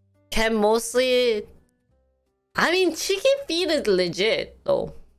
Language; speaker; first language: English; early bilingual, other home language; Korean